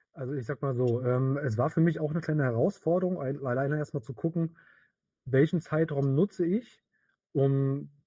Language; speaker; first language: German; native; German